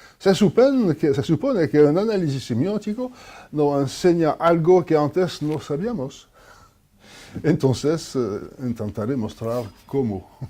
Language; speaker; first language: Spanish; non-native, fluent; French